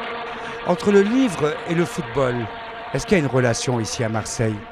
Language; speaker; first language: French; native; French